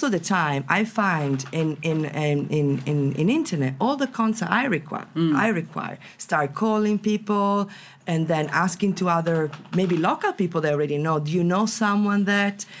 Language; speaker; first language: English; non-native, fluent; Italian